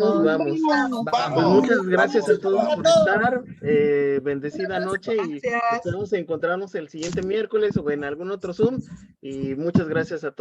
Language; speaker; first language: Spanish; native; Spanish